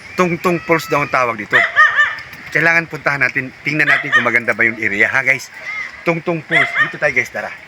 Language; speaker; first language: Filipino; native; Filipino